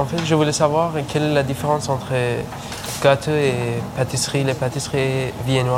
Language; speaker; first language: French; non-native, learner; Persian